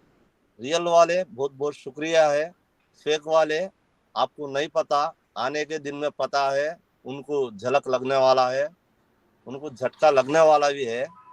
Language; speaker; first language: Hindi; non-native, local second language; Telugu